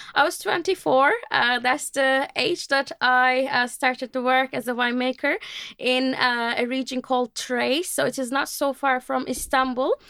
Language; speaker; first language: English; non-native, fluent; Turkish